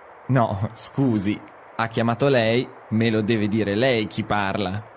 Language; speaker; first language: Italian; native; Italian